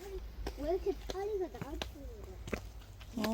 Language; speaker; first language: Korean; early bilingual, heritage; Korean